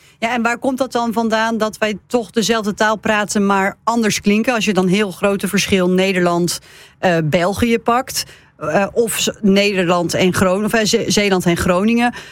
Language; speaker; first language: Dutch; native; Dutch